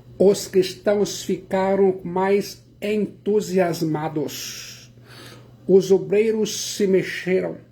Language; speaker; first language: Portuguese; native; Portuguese